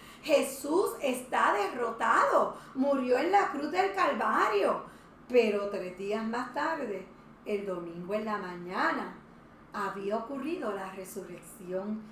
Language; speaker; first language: Spanish; native; Spanish